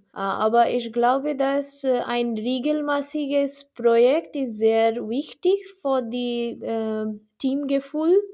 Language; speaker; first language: German; non-native, learner; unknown